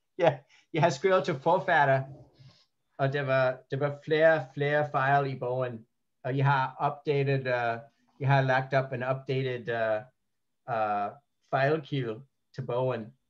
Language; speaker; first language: Danish; non-native, learner; English